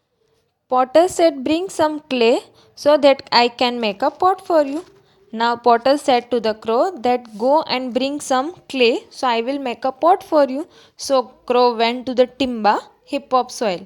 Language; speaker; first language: English; non-native, local second language; Gujarati